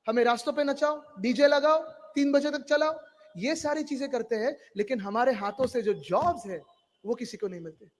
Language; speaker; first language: Hindi; non-native, local second language; Marathi